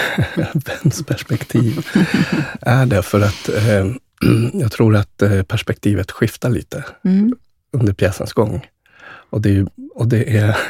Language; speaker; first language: Swedish; early bilingual, other home language; Spanish